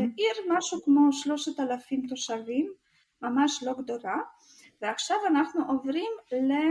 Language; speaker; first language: Hebrew; non-native, fluent; Russian